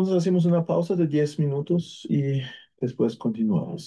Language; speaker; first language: Spanish; non-native, fluent; German